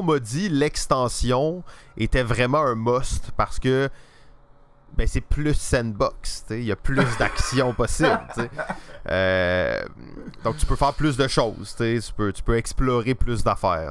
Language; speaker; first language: French; native; French